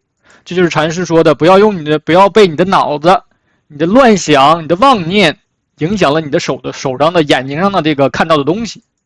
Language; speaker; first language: Chinese; native; Chinese